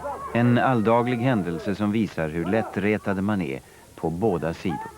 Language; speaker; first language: Swedish; native; Swedish